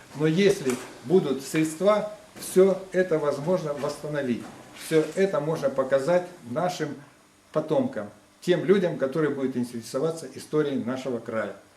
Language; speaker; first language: Russian; non-native, local second language; Ukrainian